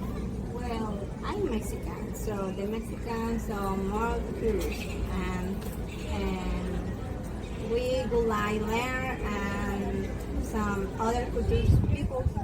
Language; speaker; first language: English; non-native, learner; Spanish